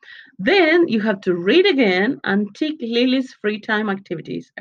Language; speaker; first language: English; non-native, fluent; Spanish